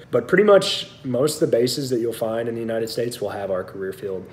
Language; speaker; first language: English; native; English